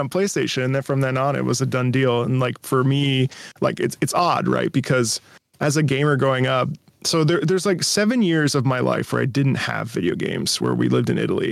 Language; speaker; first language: English; early bilingual, other home language; Italian